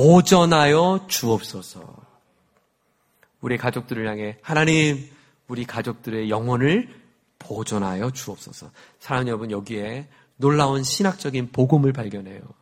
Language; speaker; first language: Korean; native; Korean